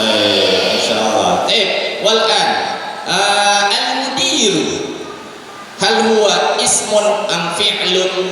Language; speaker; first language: Arabic; non-native, fluent; Indonesian